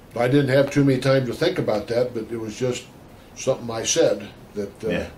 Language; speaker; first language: English; native; English